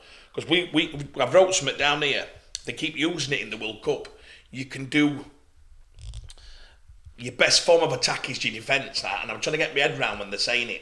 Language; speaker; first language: English; native; English